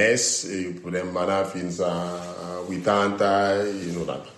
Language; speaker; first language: Catalan; non-native, learner; French